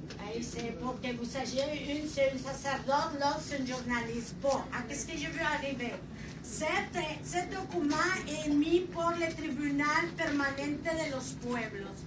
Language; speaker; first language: French; non-native, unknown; Spanish